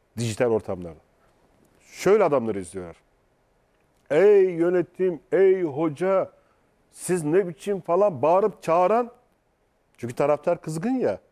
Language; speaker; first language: Turkish; native; Turkish